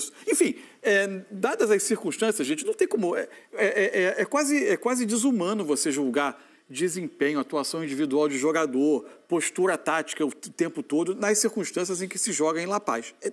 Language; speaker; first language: Portuguese; native; Portuguese